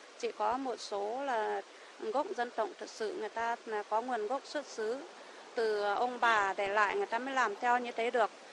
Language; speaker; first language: Vietnamese; non-native, local second language; Iu Mien